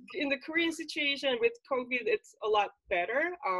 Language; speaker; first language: English; non-native, fluent; Korean